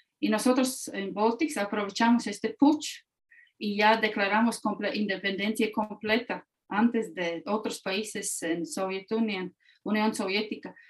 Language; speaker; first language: Spanish; non-native, fluent; Latvian